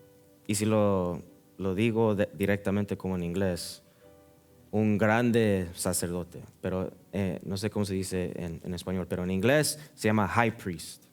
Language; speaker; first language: Spanish; early bilingual, heritage; Spanish